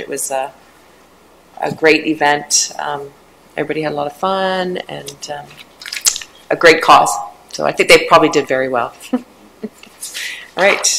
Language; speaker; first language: English; native; English